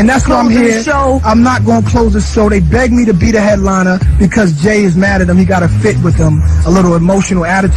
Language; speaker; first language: English; native; English